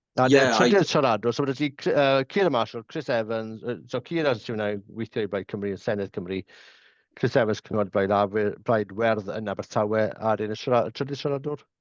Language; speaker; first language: Welsh; native; Welsh